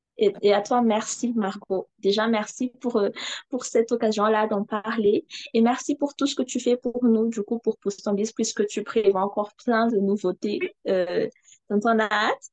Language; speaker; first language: French; non-native, local second language; Malagasy